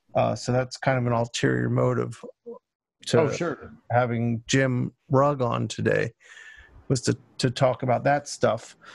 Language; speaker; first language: English; native; English